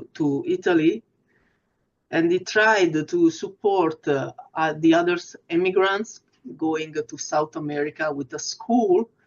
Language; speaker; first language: English; non-native, fluent; Italian